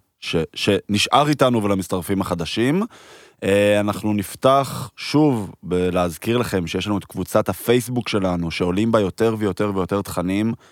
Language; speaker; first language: Hebrew; early bilingual, heritage; Hebrew